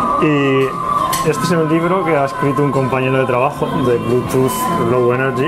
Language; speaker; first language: Spanish; native; Spanish